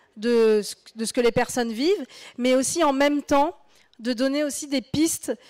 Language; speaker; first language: French; native; French